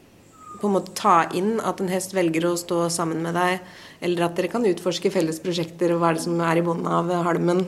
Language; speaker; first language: Norwegian; native; Norwegian